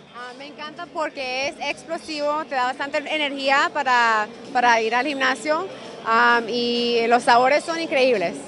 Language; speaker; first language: Spanish; early bilingual, heritage; Spanish